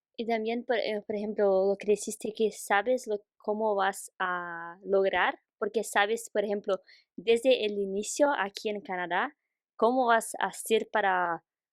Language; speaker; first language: Spanish; non-native, fluent; Portuguese